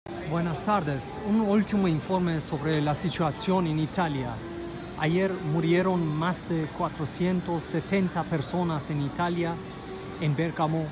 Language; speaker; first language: Spanish; non-native, fluent; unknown